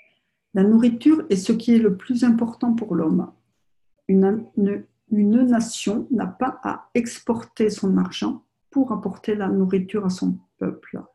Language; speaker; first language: French; native; French